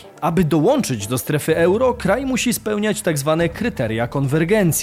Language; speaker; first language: Polish; native; Polish